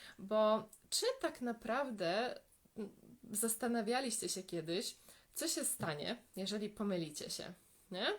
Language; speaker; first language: Polish; native; Polish